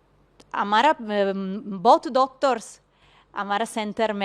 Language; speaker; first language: Hindi; non-native, learner; Italian